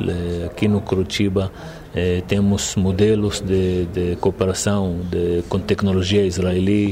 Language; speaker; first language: Portuguese; non-native, fluent; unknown